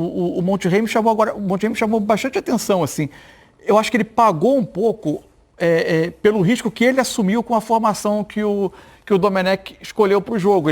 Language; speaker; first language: Portuguese; native; Portuguese